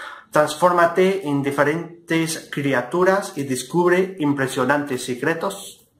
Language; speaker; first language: Spanish; non-native, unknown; English